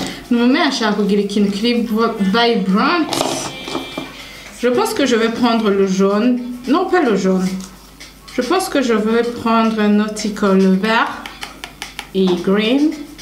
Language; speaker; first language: French; non-native, local second language; Rundi